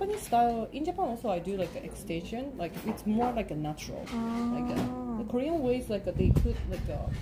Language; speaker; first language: English; non-native, learner; Japanese